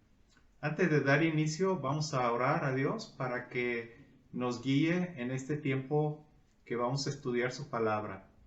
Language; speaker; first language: Spanish; native; Spanish